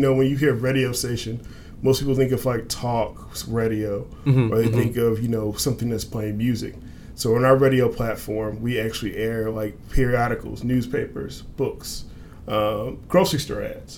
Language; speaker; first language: English; native; English